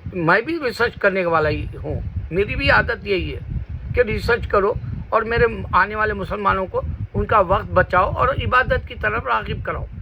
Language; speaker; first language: Urdu; native; Urdu